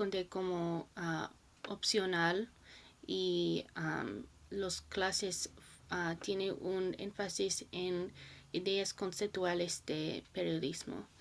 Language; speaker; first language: Spanish; non-native, learner; English